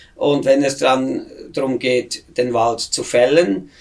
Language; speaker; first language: German; native; German